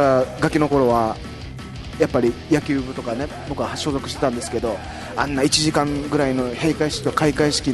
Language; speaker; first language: Japanese; native; Japanese